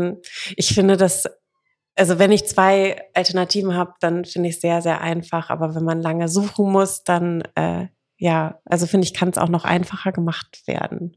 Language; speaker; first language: German; native; German